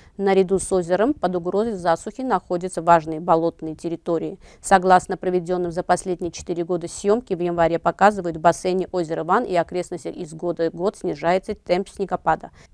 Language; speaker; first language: Russian; non-native, local second language; Armenian